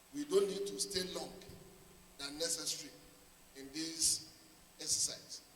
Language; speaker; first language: English; non-native, local second language; Yoruba